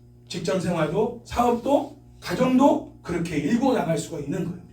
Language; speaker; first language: Korean; native; Korean